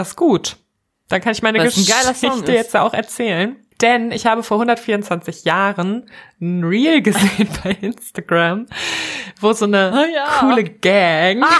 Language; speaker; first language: German; native; German